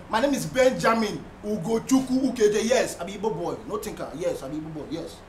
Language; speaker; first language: Nigerian Pidgin; non-native, local second language; Hausa